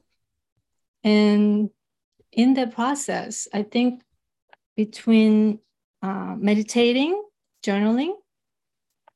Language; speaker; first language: English; non-native, fluent; Korean